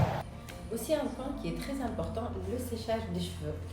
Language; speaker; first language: French; non-native, local second language; Arabic